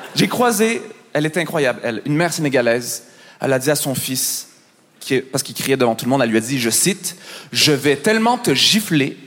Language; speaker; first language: French; native; French